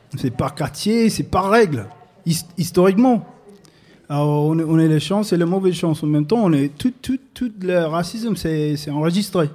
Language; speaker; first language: French; non-native, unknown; English